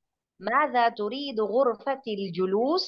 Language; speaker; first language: Arabic; non-native, learner; Urdu